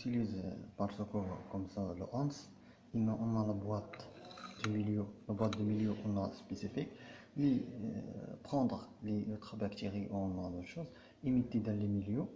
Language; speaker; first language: French; non-native, learner; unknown